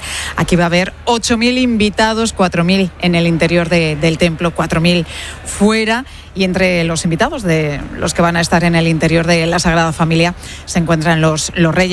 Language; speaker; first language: Spanish; native; Spanish